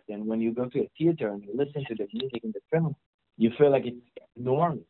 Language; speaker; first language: English; non-native, fluent; Hebrew